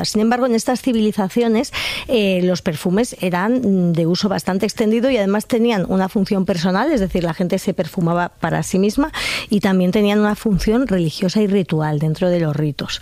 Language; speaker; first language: Spanish; native; Spanish